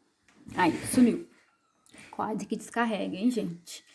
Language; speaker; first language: Portuguese; native; Portuguese